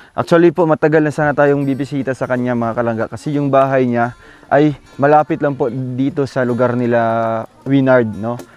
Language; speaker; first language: Filipino; non-native, local second language; Cebuano